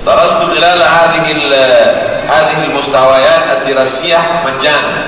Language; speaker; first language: Arabic; non-native, fluent; Indonesian